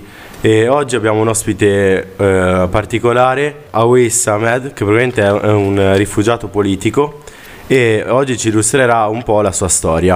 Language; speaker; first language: Italian; native; Italian